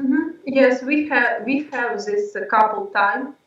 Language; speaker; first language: English; non-native, learner; Ukrainian